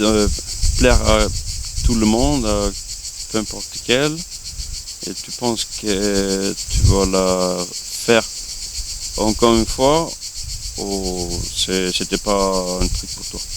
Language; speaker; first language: French; non-native, learner; Swedish